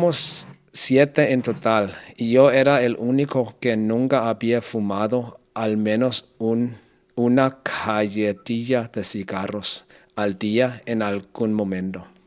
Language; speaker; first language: Spanish; non-native, learner; Danish